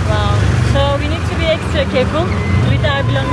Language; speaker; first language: English; non-native, learner; Turkish